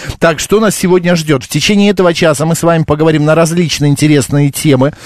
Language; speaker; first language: Russian; native; Russian